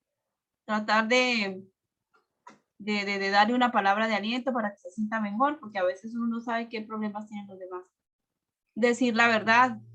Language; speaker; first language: Spanish; native; Spanish